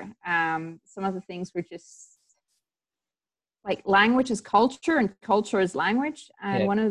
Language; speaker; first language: English; non-native, local second language; German